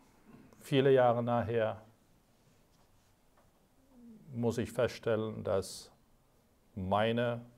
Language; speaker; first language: German; non-native, fluent; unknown